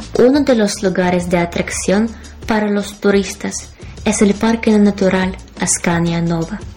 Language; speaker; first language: Spanish; non-native, fluent; Ukrainian